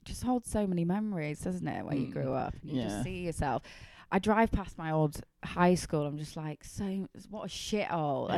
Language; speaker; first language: English; native; English